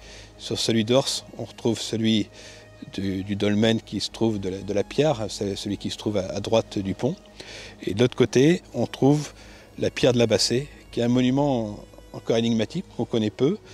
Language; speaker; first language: French; native; French